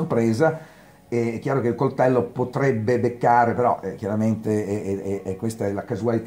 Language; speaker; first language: Italian; native; Italian